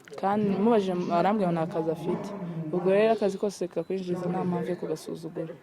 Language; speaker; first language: Kinyarwanda; native; Kinyarwanda